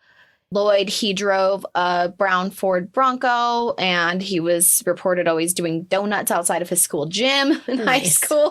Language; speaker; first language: English; native; English